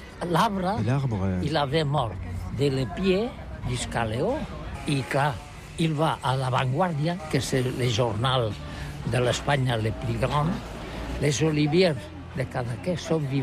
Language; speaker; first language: French; non-native, learner; Catalan